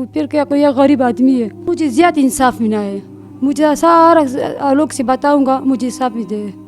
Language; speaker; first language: Hindi; non-native, learner; Pashto